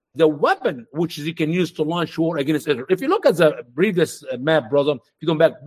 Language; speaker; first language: English; non-native, fluent; Arabic